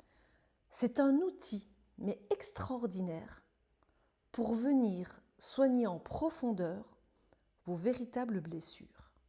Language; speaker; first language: French; native; French